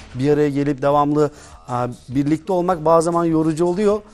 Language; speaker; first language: Turkish; native; Turkish